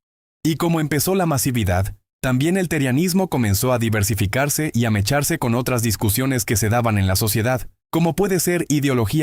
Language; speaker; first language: Spanish; native; Spanish